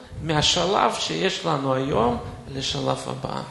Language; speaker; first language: Hebrew; non-native, fluent; Russian